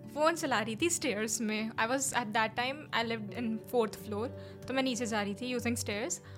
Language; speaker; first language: Hindi; native; Hindi